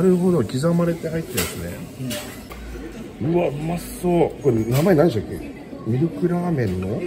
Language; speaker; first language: Japanese; native; Japanese